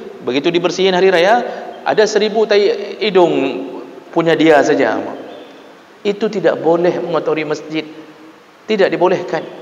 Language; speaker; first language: Malay; non-native, local second language; Achinese